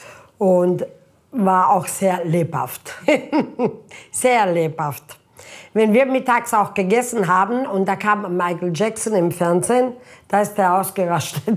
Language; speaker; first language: German; non-native, fluent; Italian